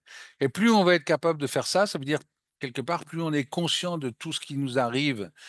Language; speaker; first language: French; native; French